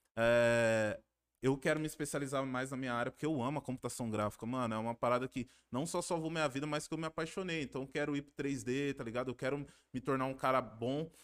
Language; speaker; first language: Portuguese; native; Portuguese